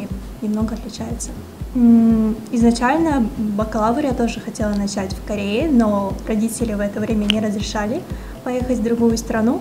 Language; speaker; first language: Russian; non-native, local second language; Kazakh